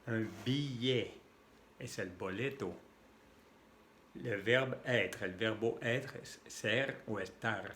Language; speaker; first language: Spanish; non-native, fluent; French